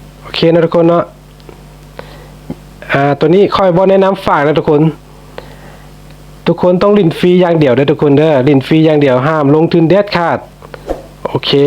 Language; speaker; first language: Thai; non-native, local second language; Lao